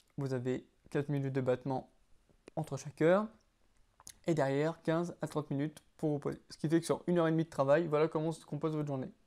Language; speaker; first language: French; native; French